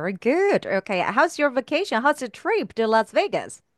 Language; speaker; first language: English; non-native, fluent; Chinese